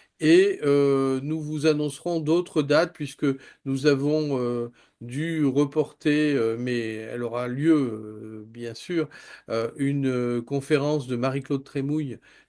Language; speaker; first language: French; native; French